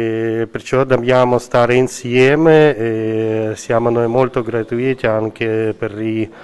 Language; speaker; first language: Italian; non-native, learner; Ukrainian